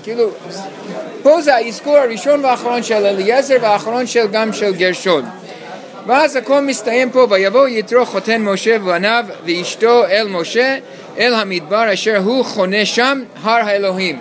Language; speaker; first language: Hebrew; non-native, fluent; English